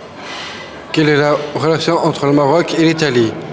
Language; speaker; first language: French; native; French